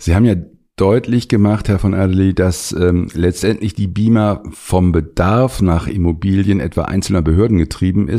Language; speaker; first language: German; native; German